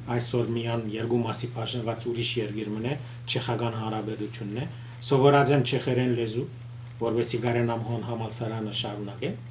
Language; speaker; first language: Armenian; early bilingual, heritage; Armenian